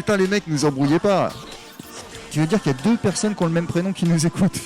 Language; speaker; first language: French; native; French